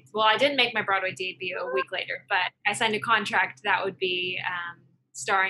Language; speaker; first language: English; native; English